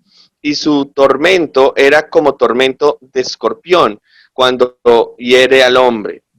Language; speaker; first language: Spanish; native; Spanish